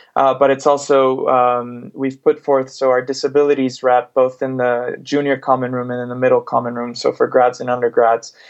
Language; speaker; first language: English; non-native, fluent; Spanish